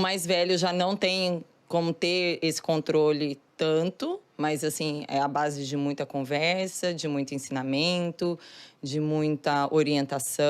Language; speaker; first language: Portuguese; native; Portuguese